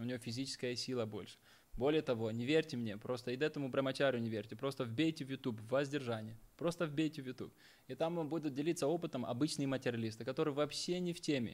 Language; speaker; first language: Russian; native; Russian